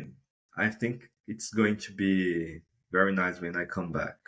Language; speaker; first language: English; non-native, fluent; Portuguese